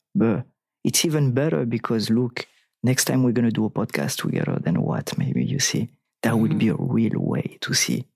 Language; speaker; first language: English; non-native, fluent; French